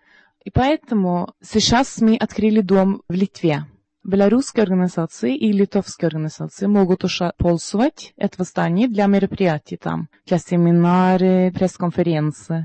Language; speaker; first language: Russian; non-native, learner; Norwegian